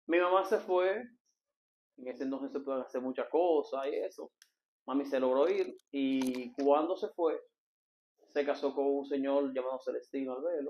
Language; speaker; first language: Spanish; native; Spanish